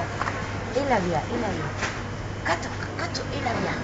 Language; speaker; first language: Finnish; non-native, learner; Spanish